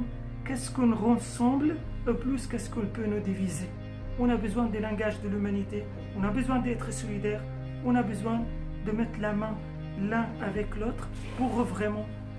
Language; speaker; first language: French; non-native, fluent; Arabic